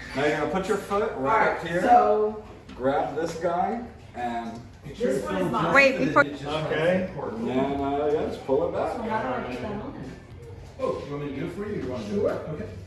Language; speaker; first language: English; native; English